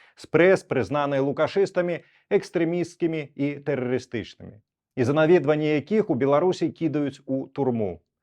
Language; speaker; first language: Belarusian; native; Belarusian